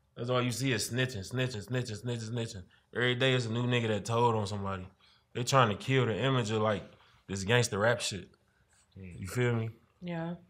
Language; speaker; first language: English; native; English